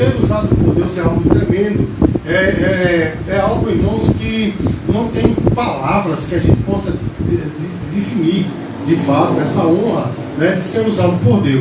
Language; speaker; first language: Portuguese; native; Portuguese